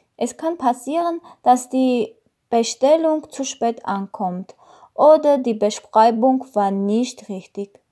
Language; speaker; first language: German; non-native, learner; Armenian